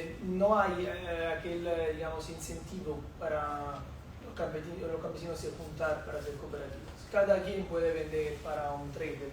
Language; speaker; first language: Spanish; non-native, fluent; Portuguese